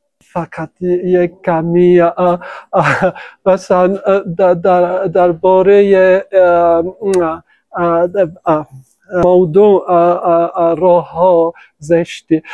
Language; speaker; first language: Persian; non-native, fluent; French